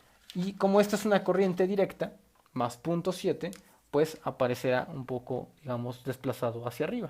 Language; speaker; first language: Spanish; native; Spanish